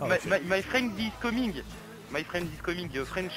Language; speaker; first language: English; non-native, learner; French